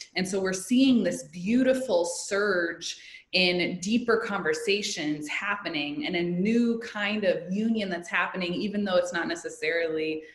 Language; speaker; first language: English; native; English